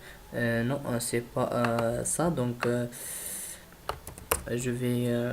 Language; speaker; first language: French; non-native, learner; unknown